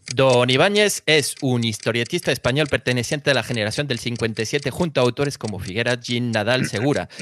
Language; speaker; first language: Spanish; non-native, fluent; French